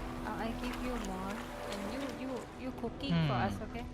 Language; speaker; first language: English; non-native, learner; Indonesian